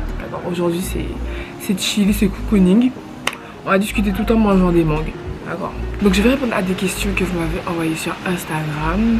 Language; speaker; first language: French; native; French